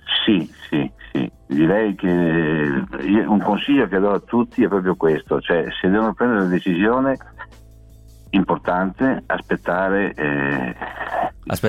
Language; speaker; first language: Italian; native; Italian